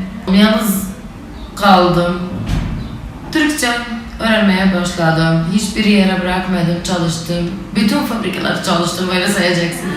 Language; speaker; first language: Turkish; non-native, local second language; Arabic